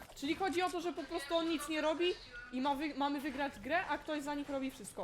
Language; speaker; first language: Polish; native; Polish